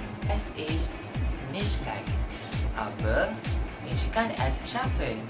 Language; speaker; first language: German; non-native, learner; Malay